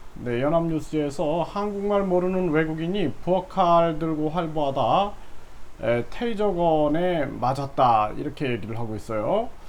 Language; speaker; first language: Korean; native; Korean